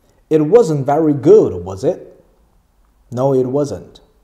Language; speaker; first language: English; non-native, fluent; Chinese